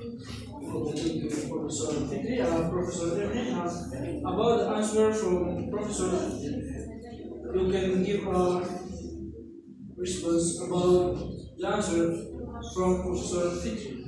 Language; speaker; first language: English; non-native, learner; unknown